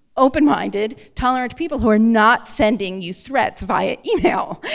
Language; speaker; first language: English; native; English